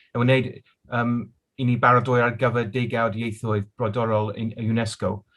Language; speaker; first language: Welsh; non-native, local second language; English